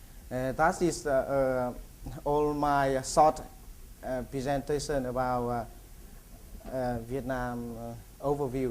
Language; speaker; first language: English; non-native, learner; Vietnamese